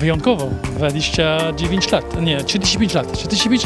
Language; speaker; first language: Polish; non-native, learner; French